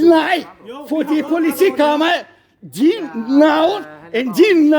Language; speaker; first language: Danish; non-native, learner; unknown